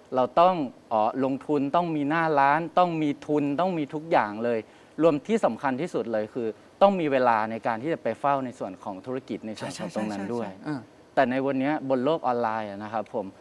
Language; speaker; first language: Thai; native; Thai